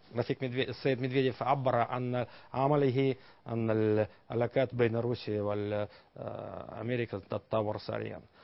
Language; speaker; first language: Arabic; non-native, fluent; Russian